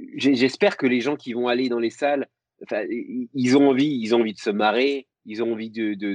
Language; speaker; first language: French; native; French